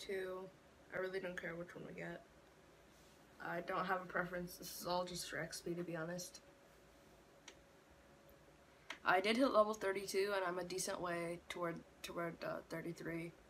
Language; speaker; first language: English; native; English